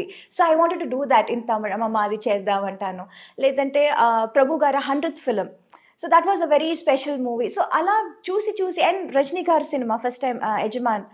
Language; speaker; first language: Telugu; non-native, local second language; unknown